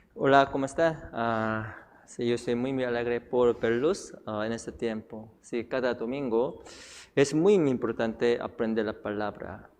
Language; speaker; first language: Spanish; non-native, learner; Korean